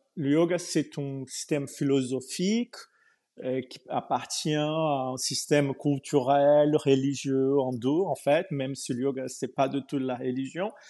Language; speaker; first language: French; non-native, fluent; Portuguese